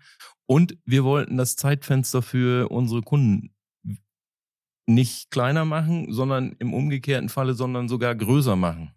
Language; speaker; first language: German; native; German